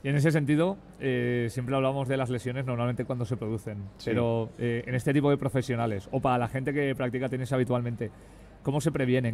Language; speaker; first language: Spanish; native; Spanish